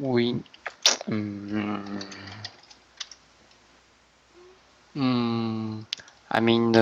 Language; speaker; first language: English; non-native, learner; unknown